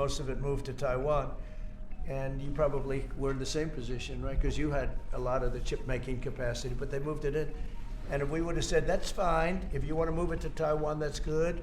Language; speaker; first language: English; native; English